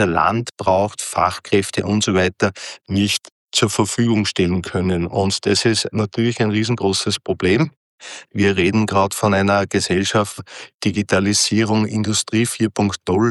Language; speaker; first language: German; native; German